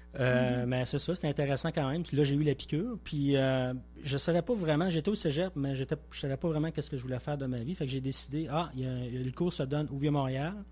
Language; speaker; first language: French; native; French